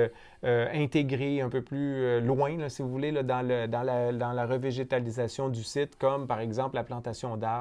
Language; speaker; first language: French; native; French